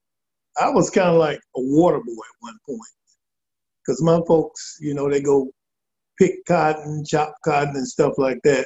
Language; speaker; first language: English; native; English